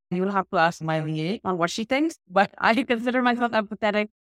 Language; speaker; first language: English; non-native, local second language; Hindi